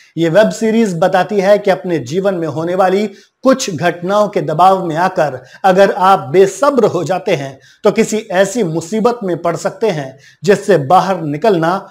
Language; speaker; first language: Hindi; native; Hindi